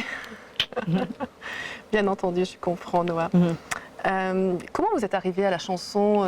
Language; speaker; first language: French; native; French